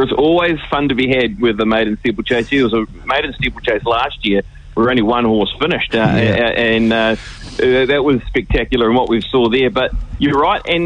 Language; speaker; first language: English; native; English